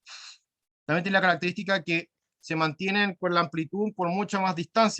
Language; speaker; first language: Spanish; native; Spanish